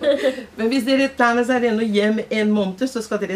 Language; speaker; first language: Norwegian; non-native, fluent; Portuguese